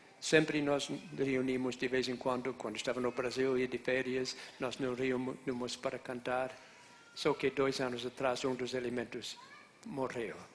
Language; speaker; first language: Portuguese; non-native, fluent; English